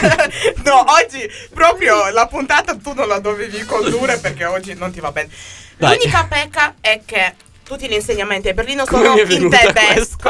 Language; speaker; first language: Italian; native; Italian